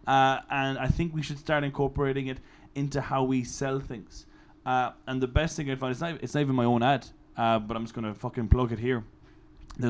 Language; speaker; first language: English; native; English